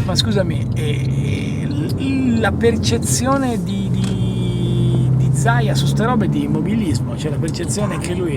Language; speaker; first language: Italian; native; Italian